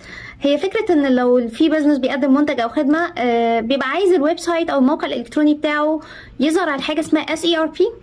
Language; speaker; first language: Arabic; native; Arabic